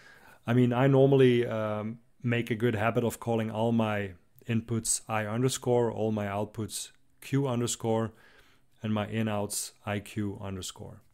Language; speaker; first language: English; non-native, fluent; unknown